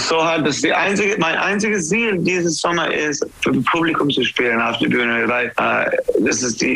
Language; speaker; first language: German; non-native, learner; English